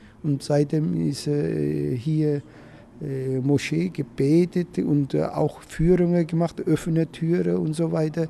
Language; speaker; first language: German; non-native, learner; Turkish